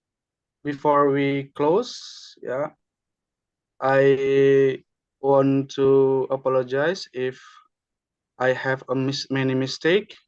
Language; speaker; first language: English; non-native, learner; Indonesian